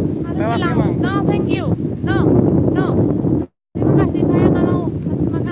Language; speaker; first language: Indonesian; non-native, fluent; Spanish